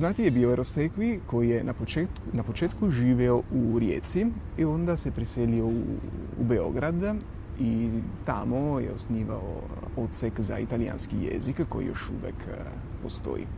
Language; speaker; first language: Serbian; non-native, fluent; Italian